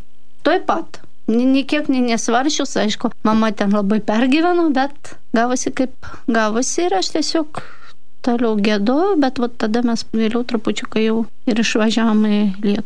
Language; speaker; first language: Lithuanian; non-native, fluent; Russian